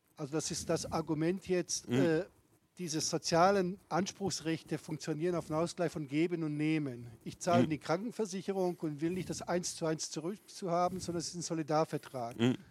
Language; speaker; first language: German; non-native, fluent; Bosnian